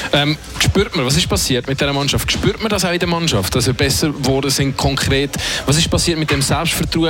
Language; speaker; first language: German; native; German